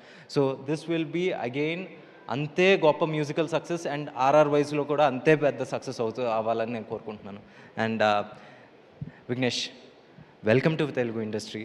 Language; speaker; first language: Telugu; native; Telugu